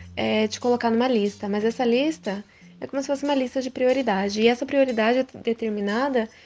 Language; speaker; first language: Portuguese; early bilingual, other home language; Japanese